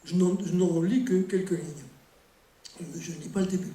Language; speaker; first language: French; native; French